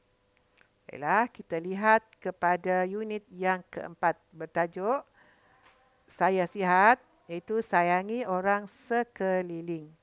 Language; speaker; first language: Malay; native; Malay